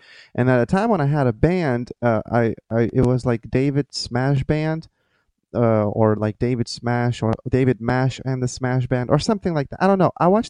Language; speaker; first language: English; non-native, fluent; Lithuanian